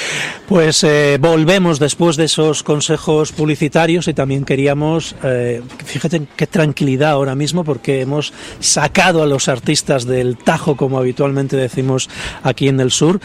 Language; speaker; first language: Spanish; native; Spanish